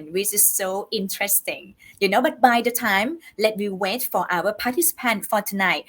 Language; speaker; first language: English; non-native, fluent; Thai